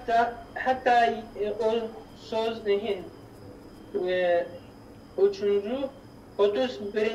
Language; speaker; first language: Turkish; non-native, learner; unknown